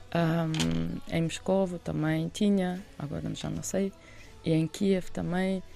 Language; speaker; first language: Portuguese; non-native, fluent; Russian